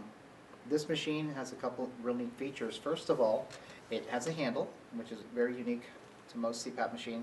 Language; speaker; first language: English; native; English